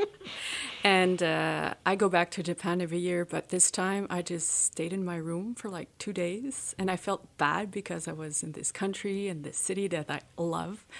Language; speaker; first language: English; native; English